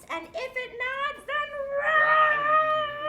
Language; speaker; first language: English; native; English